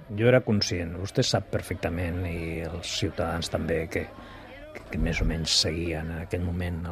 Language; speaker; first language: Catalan; non-native, local second language; Spanish